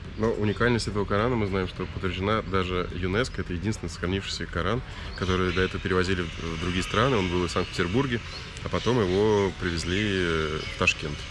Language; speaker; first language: Russian; native; Russian